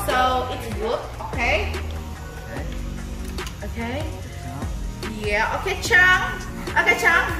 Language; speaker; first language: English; non-native, learner; Indonesian